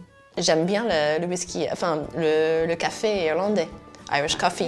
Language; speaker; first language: French; non-native, fluent; English